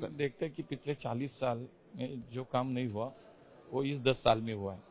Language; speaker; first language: Hindi; non-native, local second language; Marathi